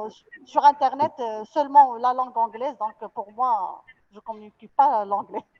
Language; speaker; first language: French; non-native, local second language; Arabic